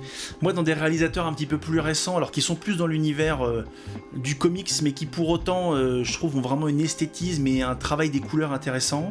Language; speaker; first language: French; native; French